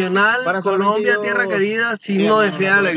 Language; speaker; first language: Spanish; native; Spanish